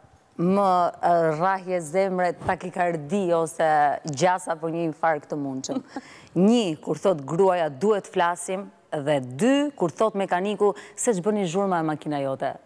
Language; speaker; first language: Albanian; native; Albanian